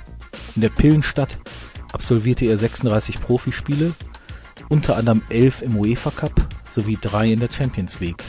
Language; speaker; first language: German; native; German